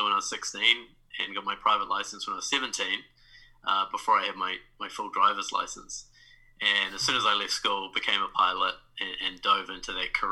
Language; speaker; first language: English; native; English